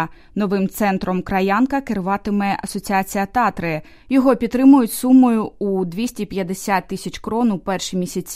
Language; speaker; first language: Ukrainian; native; Ukrainian